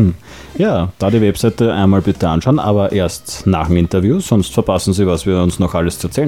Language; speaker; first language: German; native; German